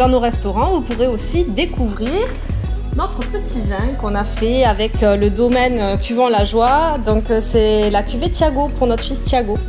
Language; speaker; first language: French; native; French